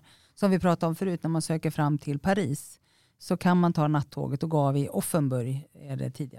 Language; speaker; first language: Swedish; native; Swedish